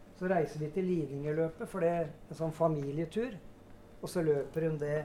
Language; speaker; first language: Norwegian; native; Norwegian